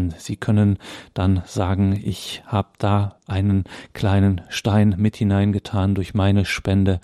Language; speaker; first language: German; native; German